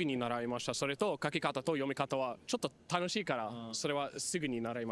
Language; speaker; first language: Japanese; non-native, fluent; English